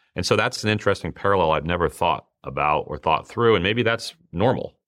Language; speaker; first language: English; native; English